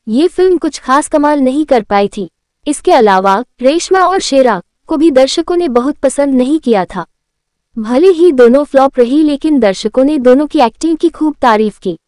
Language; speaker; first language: Hindi; native; Hindi